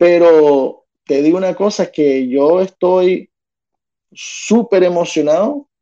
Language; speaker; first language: Spanish; early bilingual, heritage; Spanish